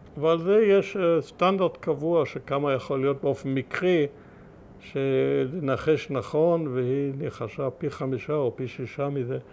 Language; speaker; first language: Hebrew; early bilingual, other home language; German